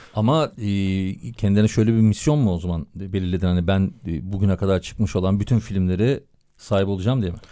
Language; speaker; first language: Turkish; native; Turkish